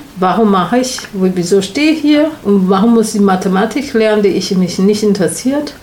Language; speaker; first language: German; non-native, learner; Chinese